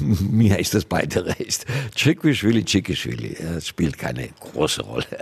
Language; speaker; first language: German; non-native, fluent; Georgian